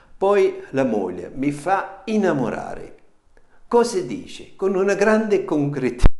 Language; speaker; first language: Italian; non-native, fluent; German